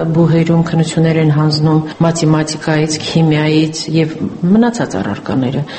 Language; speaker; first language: Armenian; non-native, local second language; Assyrian Neo-Aramaic